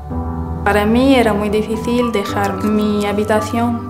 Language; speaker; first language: Spanish; non-native, fluent; Arabic